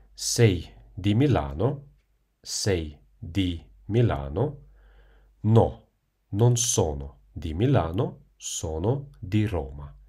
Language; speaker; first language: Italian; non-native, fluent; Russian